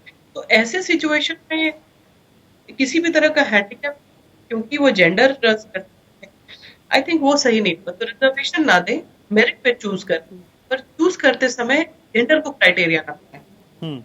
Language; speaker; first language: Hindi; native; Hindi